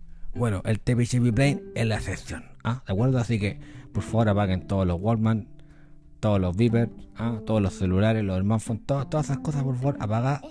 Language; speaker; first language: Spanish; native; Spanish